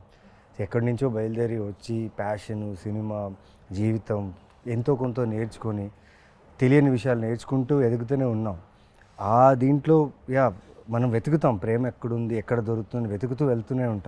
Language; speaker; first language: Telugu; native; Telugu